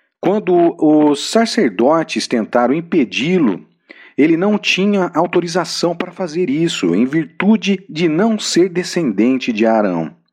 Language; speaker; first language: Portuguese; native; Portuguese